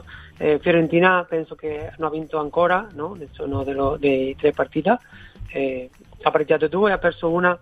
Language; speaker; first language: Italian; non-native, fluent; Spanish